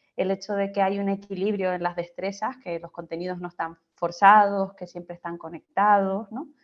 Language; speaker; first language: Spanish; native; Spanish